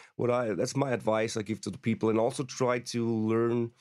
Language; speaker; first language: English; non-native, fluent; German